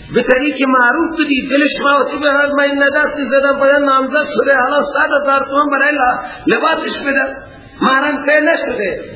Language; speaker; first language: Persian; non-native, local second language; Baluchi